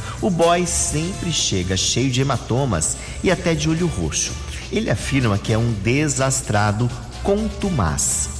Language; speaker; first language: Portuguese; native; Portuguese